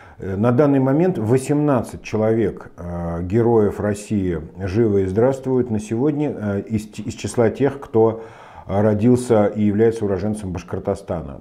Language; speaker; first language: Russian; native; Russian